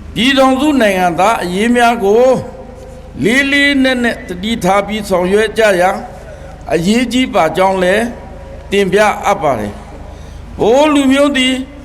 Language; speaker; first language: Burmese; non-native, local second language; Pa'o Karen